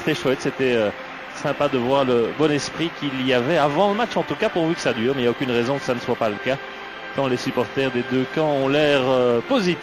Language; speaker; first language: French; native; French